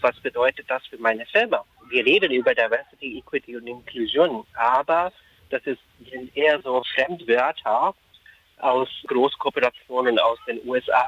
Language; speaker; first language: German; non-native, fluent; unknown